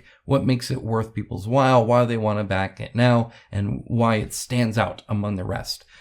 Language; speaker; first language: English; native; English